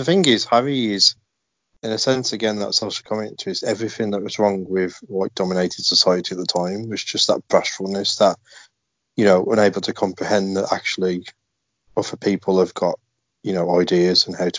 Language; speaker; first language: English; native; English